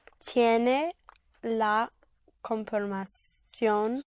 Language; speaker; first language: Spanish; non-native, learner; English